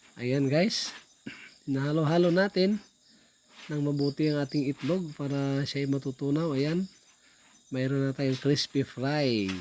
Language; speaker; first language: Filipino; non-native, local second language; Cebuano